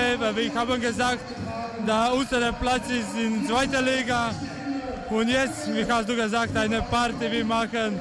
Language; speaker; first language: German; non-native, learner; Croatian